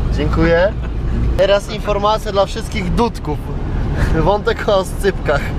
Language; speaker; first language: Polish; native; Polish